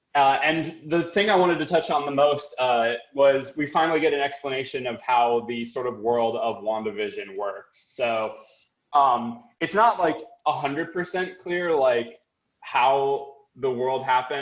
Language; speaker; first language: English; native; English